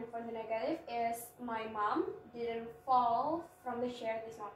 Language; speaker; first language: English; non-native, learner; Indonesian